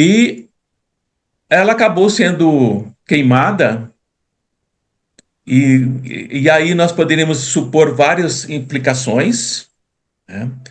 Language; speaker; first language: Portuguese; native; Portuguese